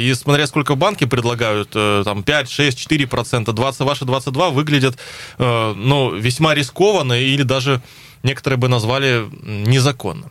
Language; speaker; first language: Russian; native; Russian